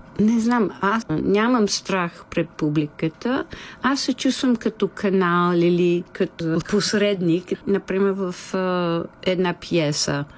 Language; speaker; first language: Bulgarian; non-native, fluent; English